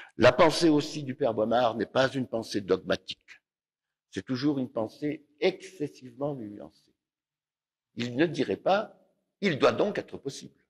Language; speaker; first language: French; native; French